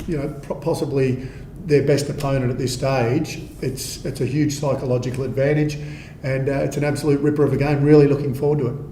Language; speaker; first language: English; native; English